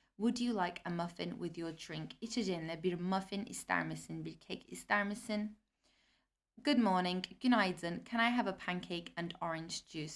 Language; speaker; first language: English; non-native, fluent; Turkish